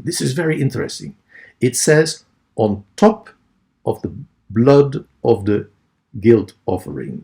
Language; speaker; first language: English; non-native, fluent; Dutch